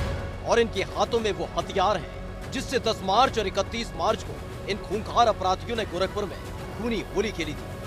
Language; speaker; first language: Hindi; native; Hindi